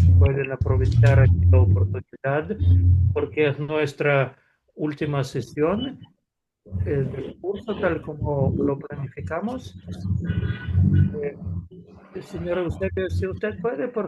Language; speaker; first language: Spanish; non-native, fluent; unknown